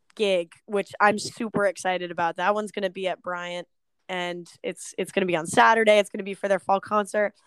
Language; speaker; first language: English; native; English